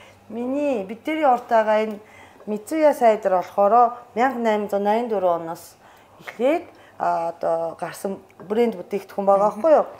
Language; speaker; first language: Mongolian; non-native, fluent; Japanese